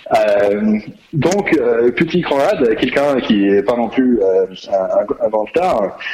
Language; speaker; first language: French; non-native, fluent; English